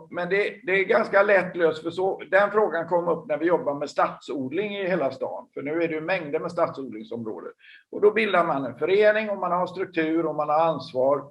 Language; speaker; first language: Swedish; native; Swedish